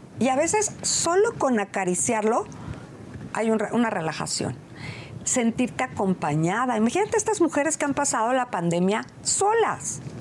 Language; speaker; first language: Spanish; native; Spanish